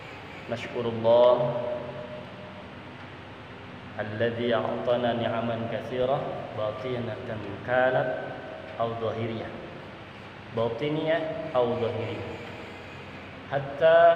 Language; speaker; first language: Arabic; non-native, fluent; Indonesian